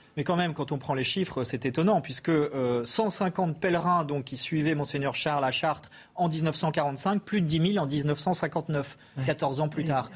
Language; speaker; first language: French; native; French